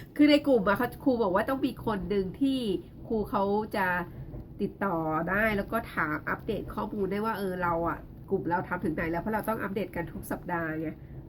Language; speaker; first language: Thai; native; Thai